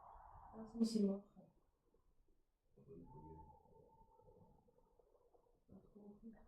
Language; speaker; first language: German; non-native, learner; Portuguese